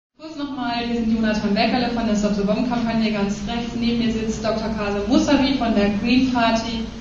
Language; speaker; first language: German; native; German